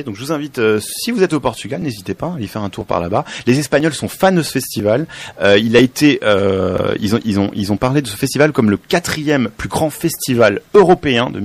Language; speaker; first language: French; native; French